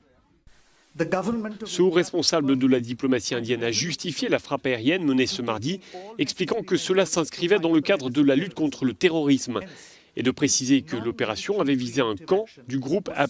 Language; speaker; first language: French; native; French